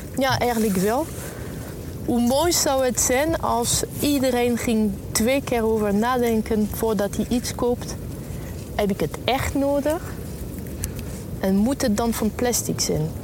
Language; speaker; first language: Dutch; non-native, fluent; French